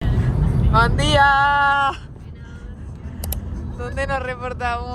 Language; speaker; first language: Spanish; non-native, local second language; Catalan